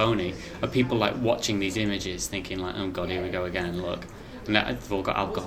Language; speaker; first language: English; native; English